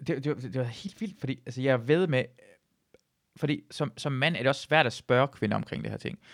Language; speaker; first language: Danish; early bilingual, other home language; Persian